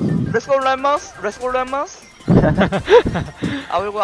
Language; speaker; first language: English; non-native, learner; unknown